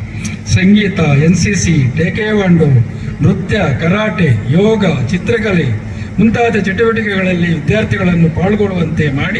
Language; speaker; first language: Kannada; native; Kannada